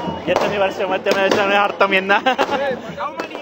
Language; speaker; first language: Tamil; non-native, learner; Japanese